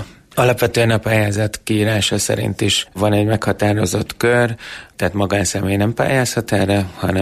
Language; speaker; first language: Hungarian; native; Hungarian